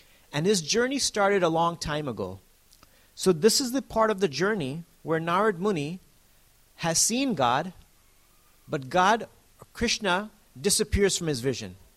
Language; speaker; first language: English; native; English